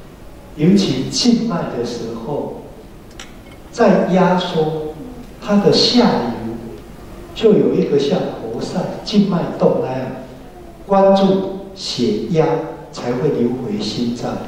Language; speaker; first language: Chinese; native; Chinese